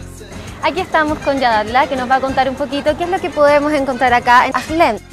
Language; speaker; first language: Spanish; native; Spanish